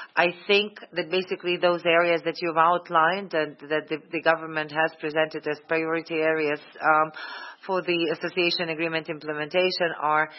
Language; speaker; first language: English; non-native, fluent; Ukrainian